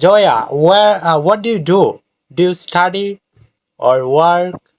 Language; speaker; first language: English; non-native, fluent; Bangla